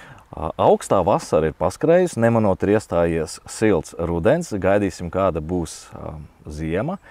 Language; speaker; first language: Latvian; native; Latvian